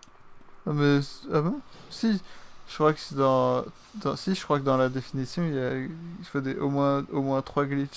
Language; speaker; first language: French; native; French